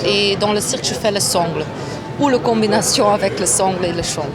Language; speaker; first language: French; non-native, fluent; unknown